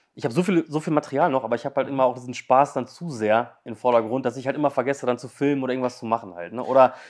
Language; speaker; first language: German; native; German